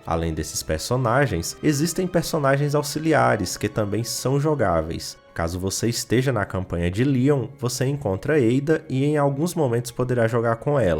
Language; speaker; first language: Portuguese; native; Portuguese